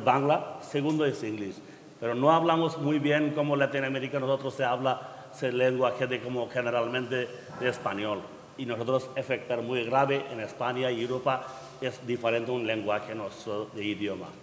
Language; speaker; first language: Spanish; non-native, learner; Bangla